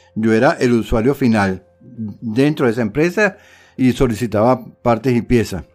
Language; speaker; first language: Spanish; native; Spanish